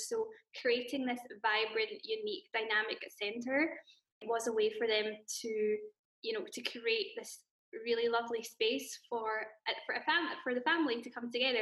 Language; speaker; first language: English; native; English